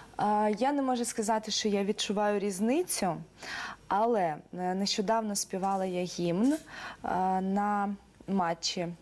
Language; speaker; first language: Ukrainian; non-native, local second language; Russian